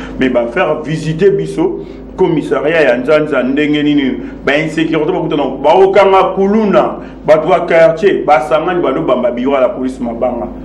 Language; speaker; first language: Lingala; non-native, local second language; Kongo